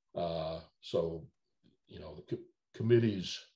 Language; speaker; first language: English; native; English